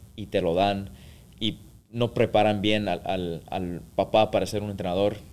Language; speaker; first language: Spanish; early bilingual, heritage; Spanish